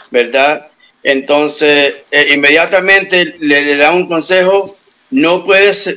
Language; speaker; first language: Spanish; native; Spanish